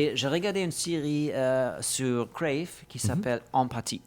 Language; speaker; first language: French; non-native, fluent; German